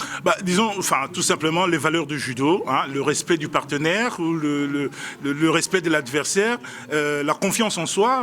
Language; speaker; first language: French; non-native, local second language; Lingala